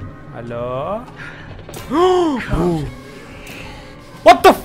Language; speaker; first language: Kannada; native; Kannada